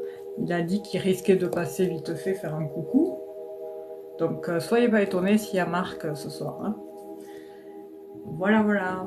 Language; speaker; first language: French; native; French